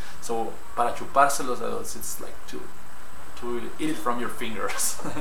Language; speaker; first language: English; non-native, fluent; Spanish